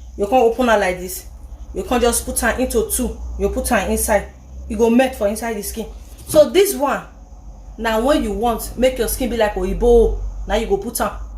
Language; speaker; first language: Nigerian Pidgin; native; Nigerian Pidgin